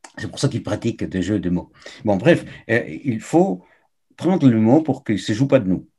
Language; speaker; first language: French; non-native, fluent; Spanish